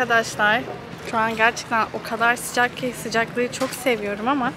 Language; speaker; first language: Turkish; early bilingual, heritage; Turkish